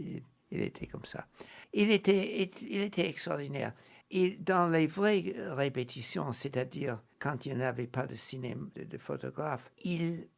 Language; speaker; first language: French; non-native, fluent; English